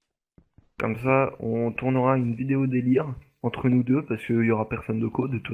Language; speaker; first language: French; native; French